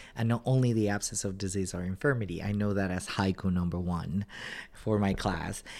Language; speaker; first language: English; non-native, fluent; Spanish